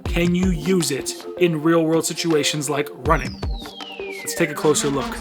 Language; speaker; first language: English; native; English